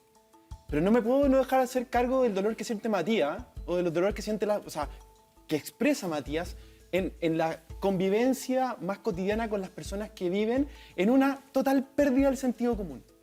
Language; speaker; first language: Spanish; native; Spanish